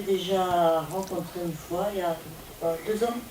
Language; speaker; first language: French; native; French